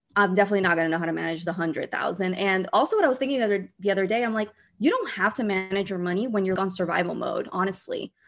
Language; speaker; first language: English; early bilingual, other home language; Portuguese